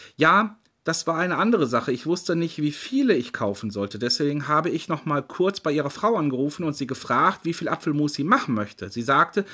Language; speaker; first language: German; native; German